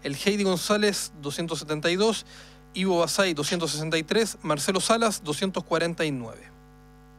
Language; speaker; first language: Spanish; native; Spanish